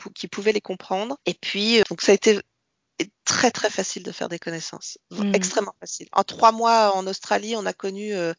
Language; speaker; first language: French; native; French